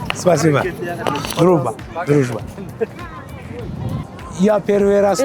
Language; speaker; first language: Russian; non-native, learner; Uzbek